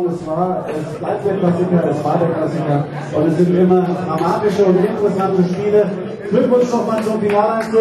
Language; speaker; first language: German; native; German